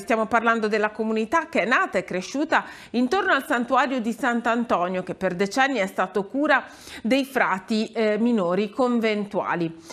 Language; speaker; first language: Italian; native; Italian